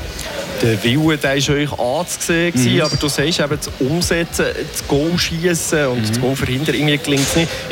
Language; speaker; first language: German; native; German